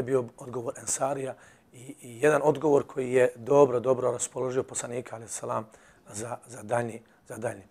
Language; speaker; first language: Serbian; native; Serbian